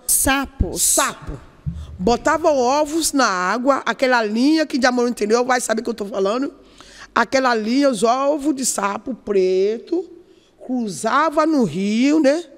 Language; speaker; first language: Portuguese; non-native, learner; Yoruba